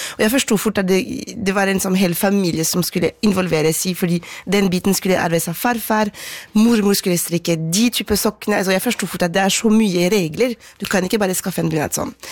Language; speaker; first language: Norwegian; non-native, fluent; French